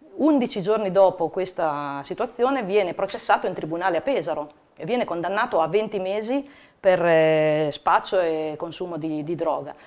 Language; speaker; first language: Italian; native; Italian